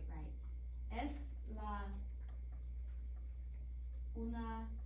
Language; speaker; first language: Spanish; non-native, learner; English